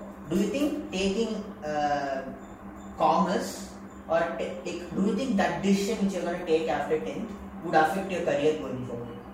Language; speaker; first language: English; non-native, local second language; Tamil